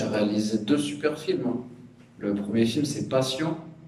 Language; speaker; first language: French; native; French